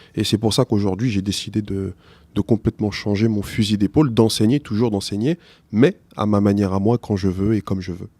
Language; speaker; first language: French; early bilingual, other home language; Arabic